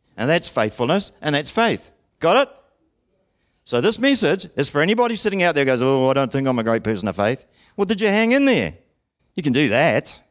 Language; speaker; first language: English; native; English